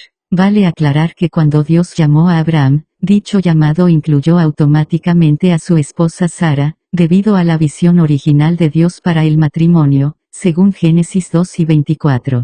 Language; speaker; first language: Spanish; native; Spanish